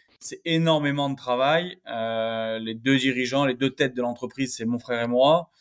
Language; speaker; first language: French; native; French